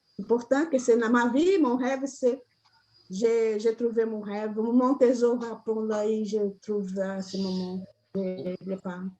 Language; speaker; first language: French; non-native, learner; Portuguese